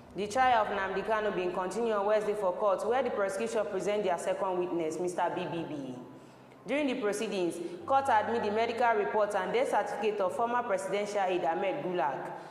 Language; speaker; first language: Nigerian Pidgin; non-native, local second language; Yoruba